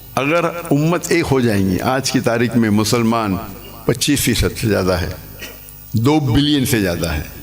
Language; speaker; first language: Urdu; non-native, local second language; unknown